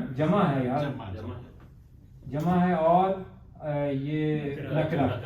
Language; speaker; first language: Urdu; native; Urdu